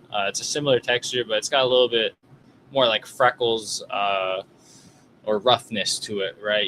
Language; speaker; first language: English; native; English